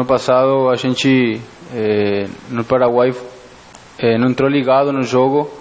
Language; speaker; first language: Portuguese; non-native, fluent; Spanish